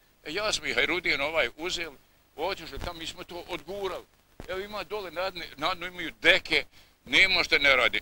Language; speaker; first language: Bosnian; native; Bosnian